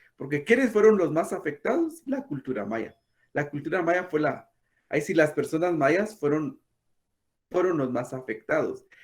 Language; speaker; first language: Spanish; non-native, local second language; Kaqchikel